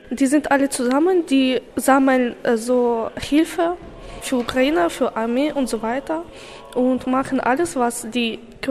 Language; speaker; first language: German; non-native, learner; Ukrainian